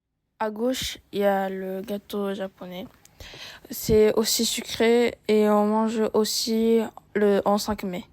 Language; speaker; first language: French; non-native, learner; Japanese